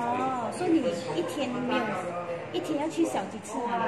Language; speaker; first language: Chinese; native; Chinese